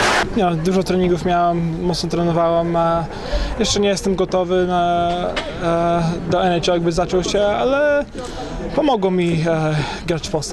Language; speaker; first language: Polish; early bilingual, heritage; English